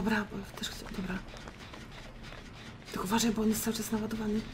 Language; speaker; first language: Polish; native; Polish